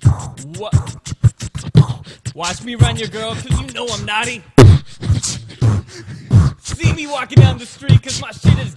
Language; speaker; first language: English; early bilingual, other home language; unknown